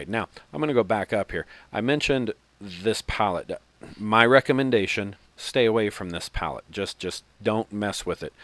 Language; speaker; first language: English; native; English